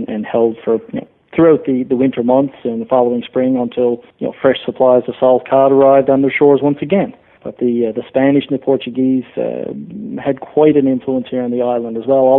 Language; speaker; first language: English; native; English